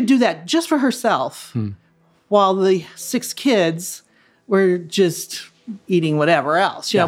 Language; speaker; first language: English; native; English